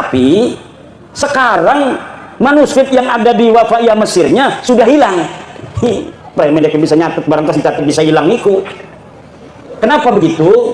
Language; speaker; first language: Indonesian; non-native, local second language; Javanese